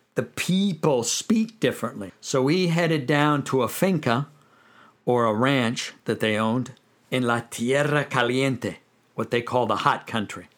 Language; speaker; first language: English; native; English